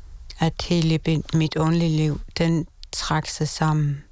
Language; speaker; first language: Danish; non-native, local second language; Kalaallisut